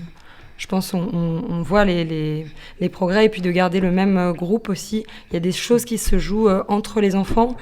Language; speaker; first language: French; native; French